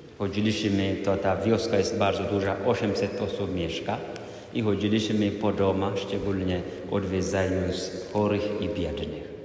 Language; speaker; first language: Polish; non-native, fluent; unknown